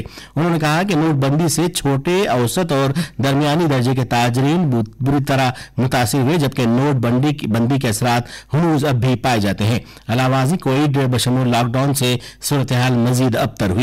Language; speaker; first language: Urdu; native; Urdu